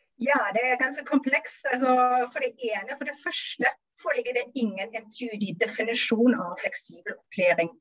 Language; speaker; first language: Norwegian; non-native, fluent; German